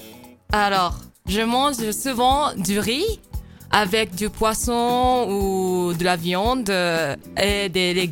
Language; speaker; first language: French; non-native, fluent; Japanese